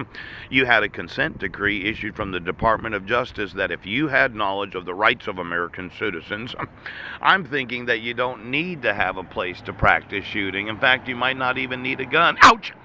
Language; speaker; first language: English; native; English